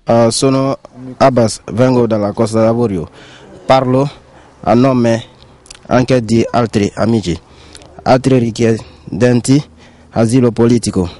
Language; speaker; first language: Italian; non-native, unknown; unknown